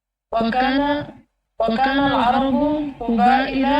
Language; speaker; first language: Arabic; non-native, learner; Bangla